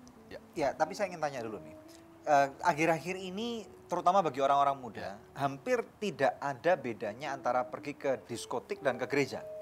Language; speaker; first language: Indonesian; native; Indonesian